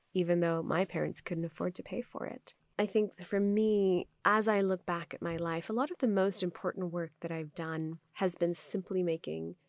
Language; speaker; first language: English; non-native, local second language; Urdu